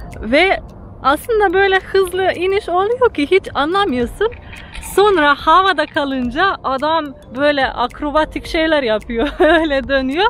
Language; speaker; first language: Turkish; non-native, fluent; Slovenian